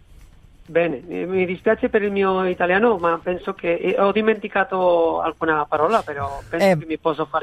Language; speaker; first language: Italian; non-native, fluent; Spanish